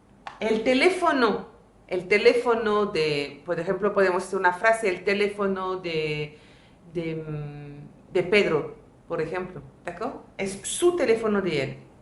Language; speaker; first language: Spanish; non-native, fluent; French